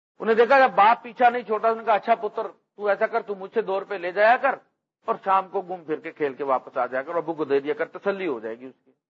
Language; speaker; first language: Urdu; non-native, local second language; Punjabi